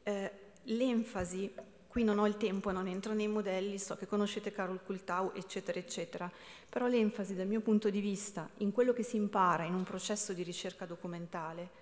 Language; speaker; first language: Italian; native; Italian